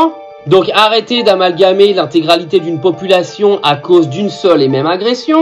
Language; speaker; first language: French; native; French